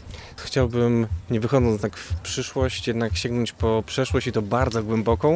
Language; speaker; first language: Polish; native; Polish